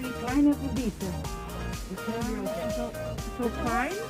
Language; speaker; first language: German; non-native, learner; Filipino